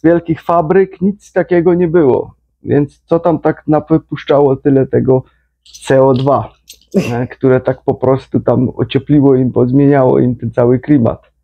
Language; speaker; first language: Polish; native; Polish